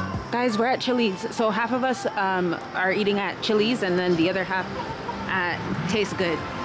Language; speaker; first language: English; early bilingual, other home language; French